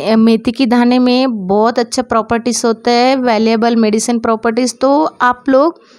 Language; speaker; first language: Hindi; non-native, local second language; Marathi